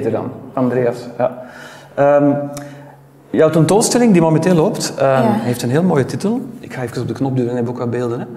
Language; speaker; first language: Dutch; native; Dutch